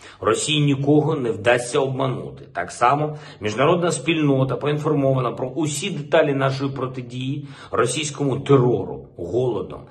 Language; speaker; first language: Ukrainian; non-native, local second language; Russian